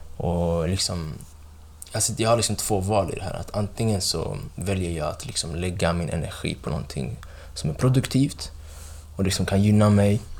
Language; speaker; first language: Swedish; early bilingual, other home language; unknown